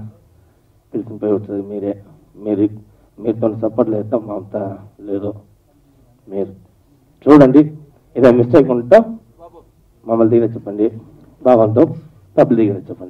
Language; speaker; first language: Telugu; non-native, learner; Tamil